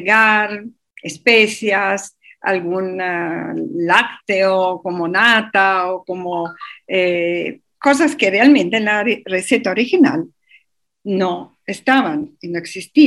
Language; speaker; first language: Spanish; non-native, fluent; Italian